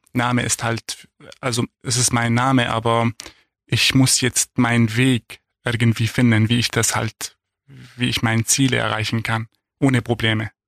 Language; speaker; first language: German; non-native, fluent; Arabic